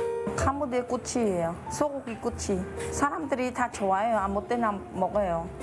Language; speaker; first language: Korean; non-native, learner; Khmer